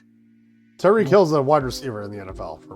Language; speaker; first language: English; native; English